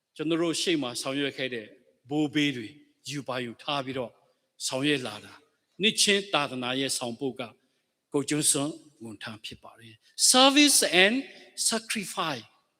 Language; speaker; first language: Burmese; non-native, local second language; S'gaw Karen